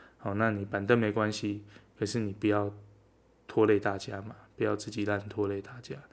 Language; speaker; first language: Chinese; native; Chinese